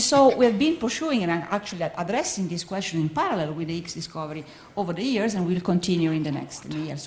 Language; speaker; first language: English; non-native, fluent; Italian